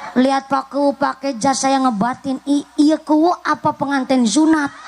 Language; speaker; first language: Indonesian; non-native, local second language; Javanese